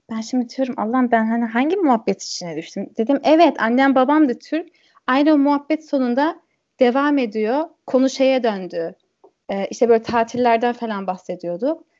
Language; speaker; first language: Turkish; early bilingual, heritage; Turkish